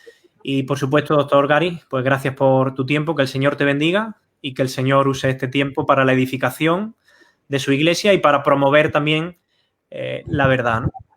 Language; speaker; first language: Spanish; native; Spanish